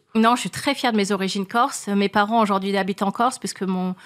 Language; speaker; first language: French; native; French